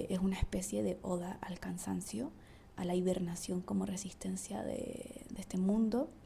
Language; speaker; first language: Spanish; native; Spanish